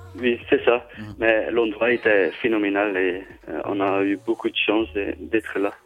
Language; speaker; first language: French; non-native, local second language; Dutch